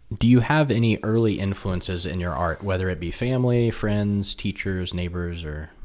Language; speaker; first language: English; native; English